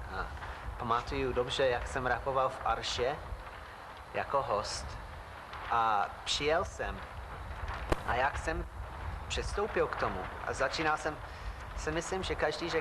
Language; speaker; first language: Czech; non-native, fluent; English